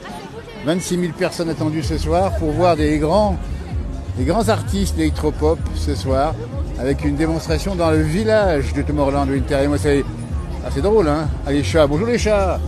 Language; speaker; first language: French; native; French